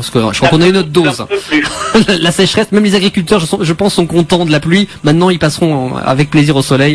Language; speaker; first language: French; native; French